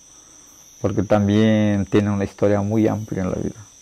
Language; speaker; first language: Spanish; non-native, local second language; Shipibo-Conibo